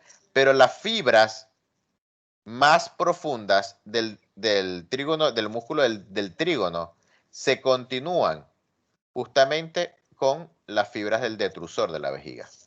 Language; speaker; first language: Spanish; native; Spanish